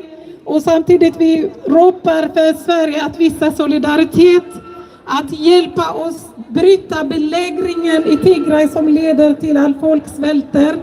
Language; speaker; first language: Swedish; non-native, fluent; Tigrinya